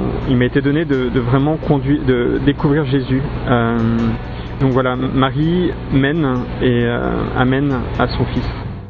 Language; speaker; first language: French; native; French